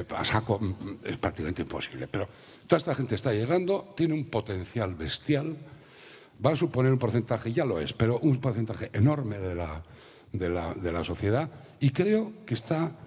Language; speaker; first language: Spanish; native; Spanish